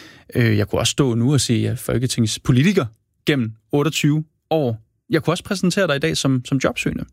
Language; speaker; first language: Danish; native; Danish